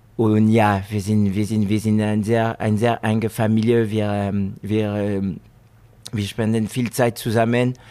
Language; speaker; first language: German; non-native, fluent; French